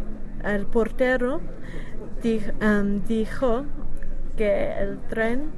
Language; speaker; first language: Spanish; non-native, learner; English